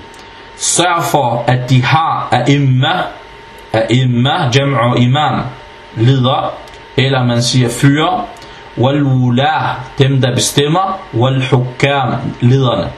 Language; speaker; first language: Danish; early bilingual, other home language; Arabic